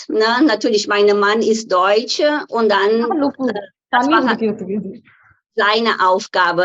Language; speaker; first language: German; non-native, fluent; Portuguese